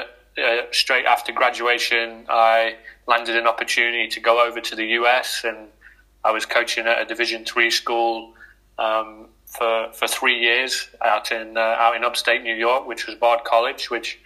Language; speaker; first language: English; native; English